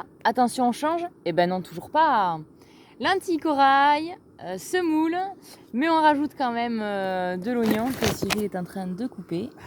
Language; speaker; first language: French; native; French